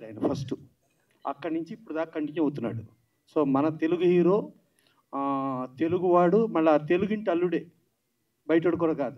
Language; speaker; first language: Telugu; native; Telugu